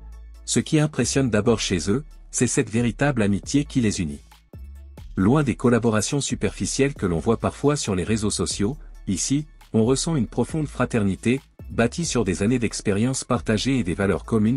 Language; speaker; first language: French; native; French